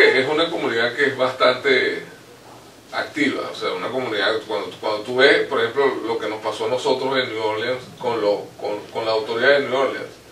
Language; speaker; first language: Spanish; native; Spanish